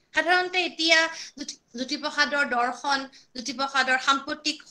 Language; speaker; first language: Assamese; native; Assamese